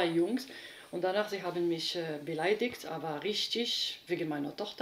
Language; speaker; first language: German; non-native, learner; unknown